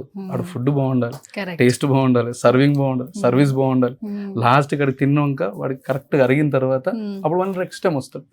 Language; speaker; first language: Telugu; native; Telugu